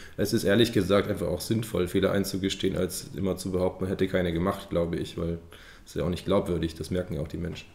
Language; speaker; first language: German; native; German